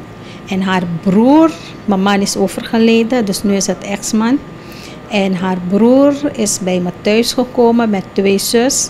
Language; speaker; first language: Dutch; non-native, local second language; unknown